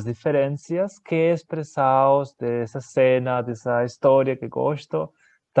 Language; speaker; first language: Portuguese; non-native, fluent; Spanish